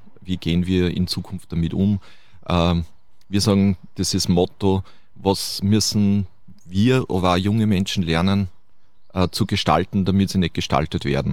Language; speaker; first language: German; native; German